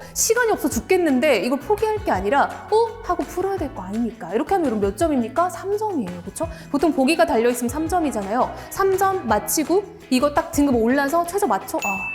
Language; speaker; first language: Korean; native; Korean